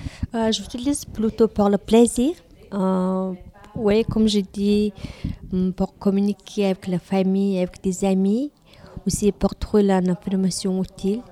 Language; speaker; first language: French; non-native, learner; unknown